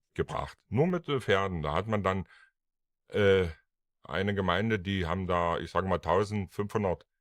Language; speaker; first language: German; non-native, local second language; Upper Sorbian